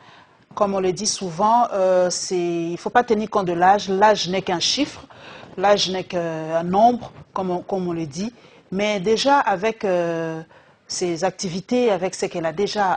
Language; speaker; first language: French; non-native, local second language; Lingala